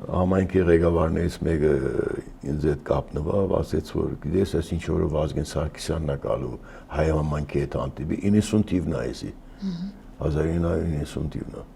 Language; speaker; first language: Armenian; early bilingual, heritage; Armenian